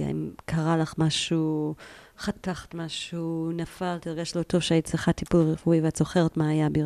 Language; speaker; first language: Hebrew; native; Hebrew